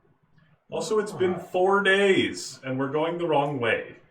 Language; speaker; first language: English; native; English